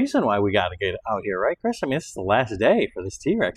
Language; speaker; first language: English; native; English